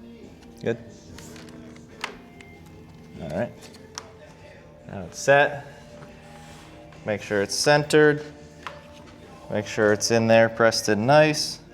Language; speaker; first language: English; native; English